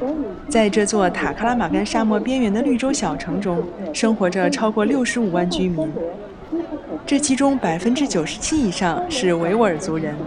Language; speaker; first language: Chinese; native; Chinese